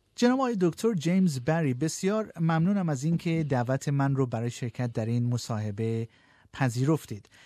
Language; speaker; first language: Persian; native; Persian